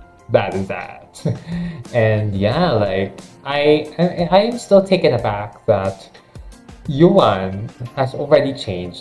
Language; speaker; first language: English; non-native, local second language; Filipino